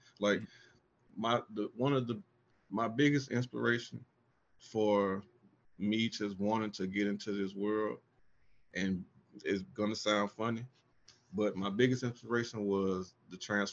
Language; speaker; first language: English; native; English